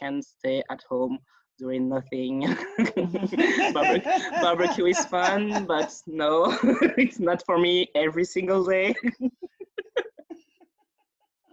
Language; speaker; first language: English; non-native, fluent; French